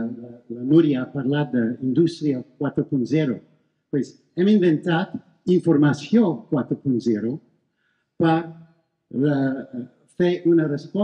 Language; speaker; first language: Catalan; non-native, fluent; English